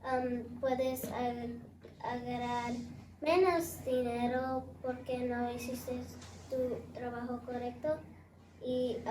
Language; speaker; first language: Spanish; early bilingual, heritage; Spanish